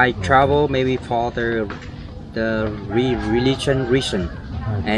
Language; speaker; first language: English; non-native, learner; Vietnamese